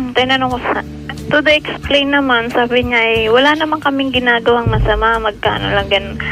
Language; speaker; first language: Filipino; non-native, local second language; Masbatenyo